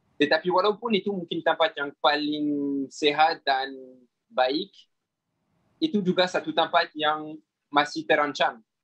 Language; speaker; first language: Indonesian; non-native, fluent; French